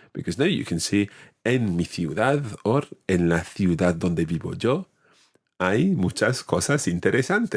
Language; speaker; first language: Spanish; non-native, fluent; English